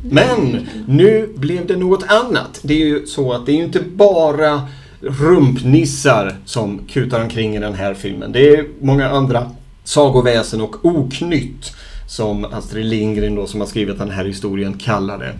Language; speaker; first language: Swedish; native; Swedish